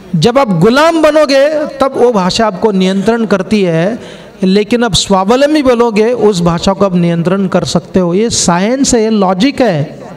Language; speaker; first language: Hindi; non-native, local second language; Kannada